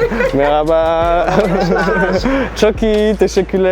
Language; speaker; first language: Turkish; non-native, learner; French